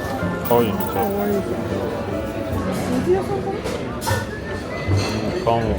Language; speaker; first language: Japanese; non-native, fluent; French